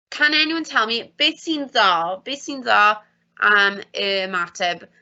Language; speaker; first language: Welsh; non-native, fluent; English